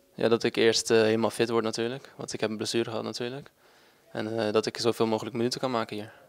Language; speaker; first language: Dutch; native; Dutch